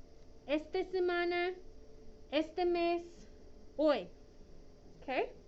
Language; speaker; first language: Spanish; non-native, fluent; English